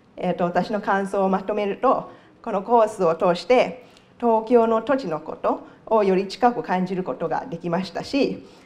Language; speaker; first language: Japanese; non-native, fluent; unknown